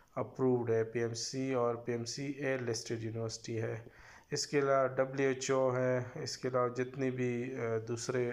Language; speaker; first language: Urdu; non-native, local second language; Pashto